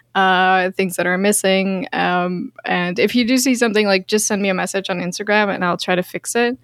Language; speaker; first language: English; non-native, fluent; Dutch